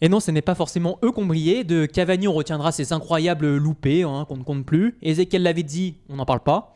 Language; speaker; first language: French; native; French